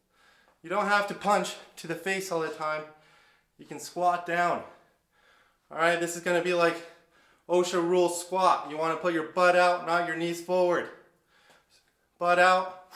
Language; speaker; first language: English; native; English